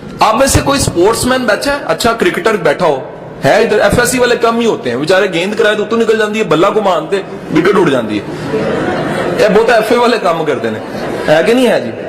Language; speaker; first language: Urdu; non-native, local second language; Punjabi